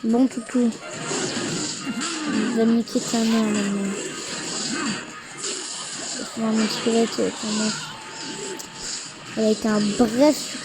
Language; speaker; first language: French; native; French